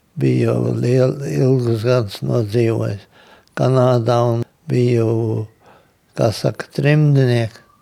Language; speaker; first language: Latvian; native; Latvian